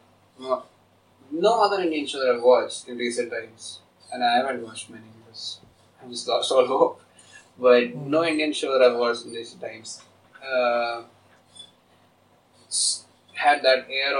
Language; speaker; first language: English; non-native, local second language; Hindi